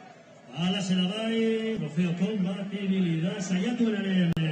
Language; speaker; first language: Basque; native; Basque